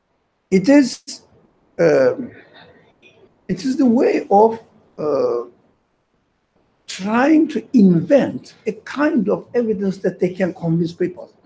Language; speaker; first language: English; non-native, fluent; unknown